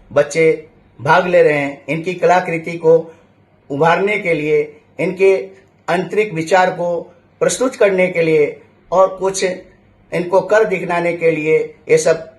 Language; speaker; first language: Hindi; non-native, local second language; Gujarati